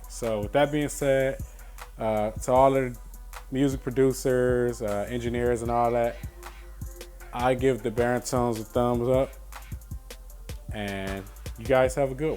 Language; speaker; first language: English; native; English